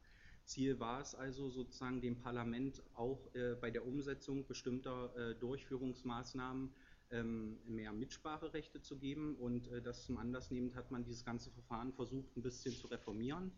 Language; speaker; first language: German; native; German